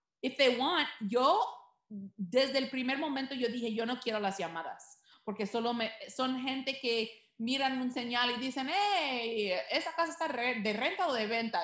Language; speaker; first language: Spanish; early bilingual, heritage; Spanish